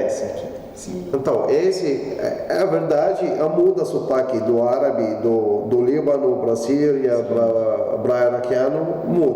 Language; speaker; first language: Portuguese; non-native, learner; Arabic